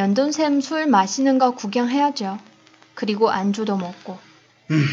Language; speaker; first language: Korean; non-native, fluent; Chinese